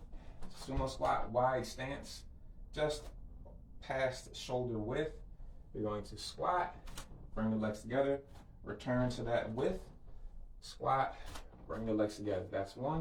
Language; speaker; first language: English; native; English